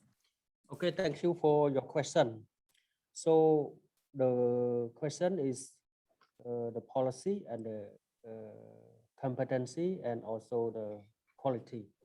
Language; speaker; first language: English; non-native, learner; Khmer